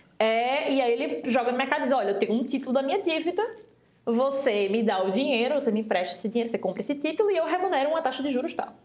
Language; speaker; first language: Portuguese; native; Portuguese